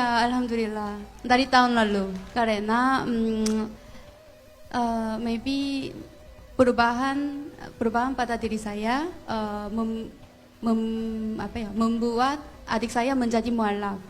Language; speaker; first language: Indonesian; non-native, fluent; Korean